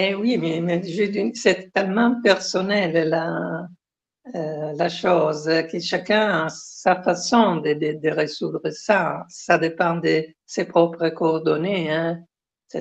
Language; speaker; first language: French; non-native, fluent; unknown